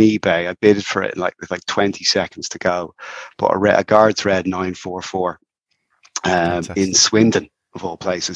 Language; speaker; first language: English; native; English